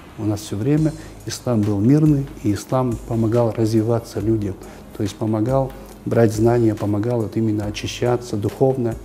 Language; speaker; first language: Russian; non-native, local second language; Kazakh